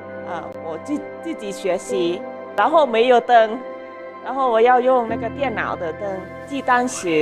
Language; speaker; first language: Chinese; non-native, fluent; Lao